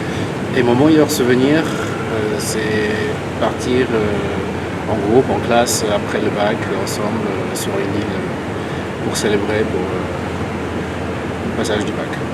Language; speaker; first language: French; non-native, fluent; Vietnamese